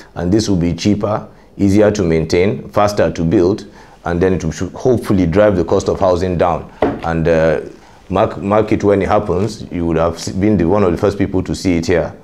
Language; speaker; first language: English; non-native, local second language; Hausa